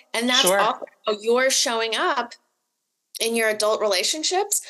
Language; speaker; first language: English; native; English